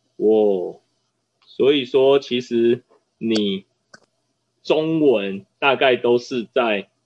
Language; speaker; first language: Chinese; native; Chinese